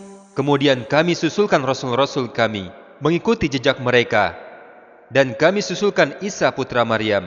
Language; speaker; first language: Indonesian; native; Indonesian